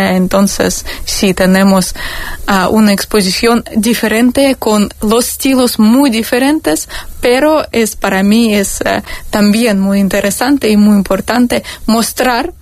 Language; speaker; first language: Spanish; non-native, learner; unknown